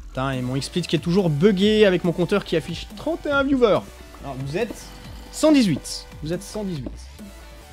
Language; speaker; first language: French; native; French